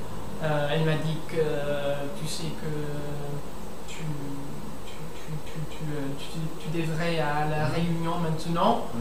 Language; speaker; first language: French; non-native, learner; English